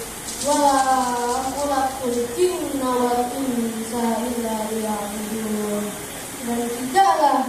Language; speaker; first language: Indonesian; native; Indonesian